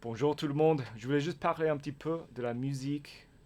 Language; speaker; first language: French; non-native, fluent; English